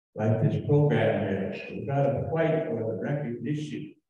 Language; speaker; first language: English; native; English